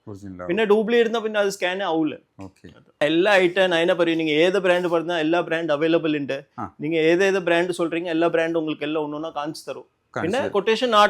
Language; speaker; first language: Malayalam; non-native, local second language; Tamil